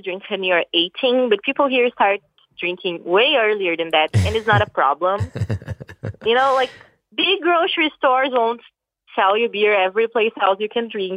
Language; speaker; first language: English; non-native, fluent; Portuguese